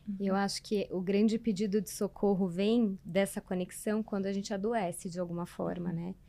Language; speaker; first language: Portuguese; native; Portuguese